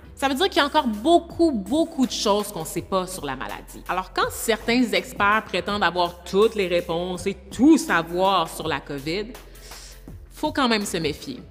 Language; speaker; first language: French; native; French